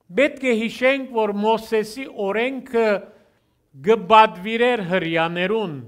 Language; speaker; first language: Armenian; early bilingual, heritage; Armenian